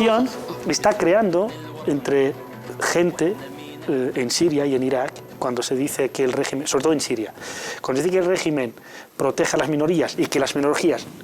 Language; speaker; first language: Spanish; native; Spanish